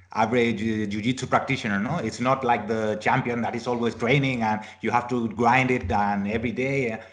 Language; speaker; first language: English; non-native, fluent; Spanish